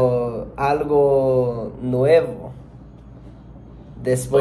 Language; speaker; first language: Spanish; non-native, learner; English